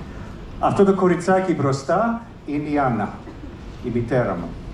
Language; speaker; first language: Greek; early bilingual, heritage; English